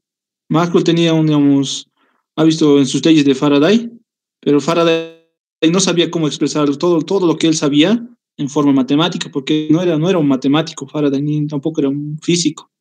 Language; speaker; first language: Spanish; native; Spanish